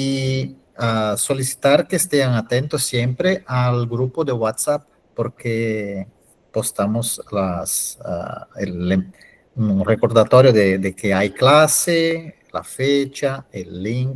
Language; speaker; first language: Spanish; non-native, fluent; Portuguese